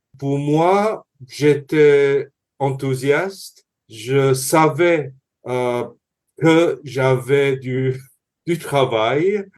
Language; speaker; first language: French; non-native, fluent; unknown